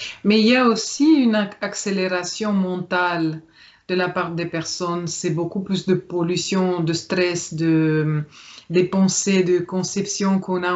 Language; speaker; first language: French; non-native, fluent; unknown